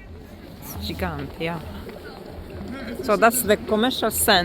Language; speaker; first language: English; non-native, fluent; Italian